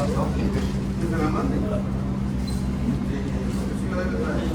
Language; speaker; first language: Spanish; native; Spanish